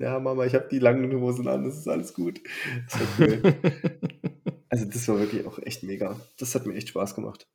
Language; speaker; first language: German; native; German